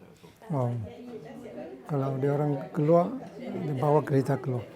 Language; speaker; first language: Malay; non-native, local second language; Cantonese